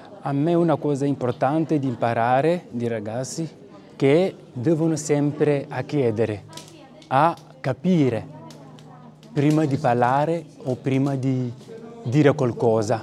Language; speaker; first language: Italian; non-native, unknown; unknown